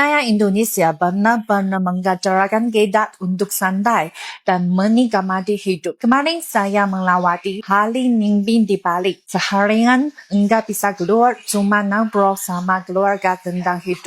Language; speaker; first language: Indonesian; non-native, fluent; Chinese